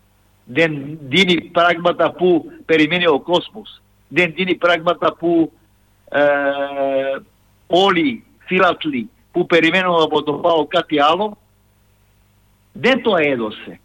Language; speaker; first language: Greek; non-native, fluent; Serbian